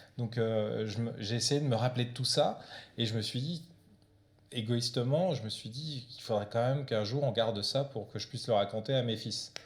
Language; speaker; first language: French; early bilingual, other home language; Portuguese